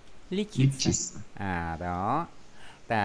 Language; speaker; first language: Russian; non-native, fluent; Vietnamese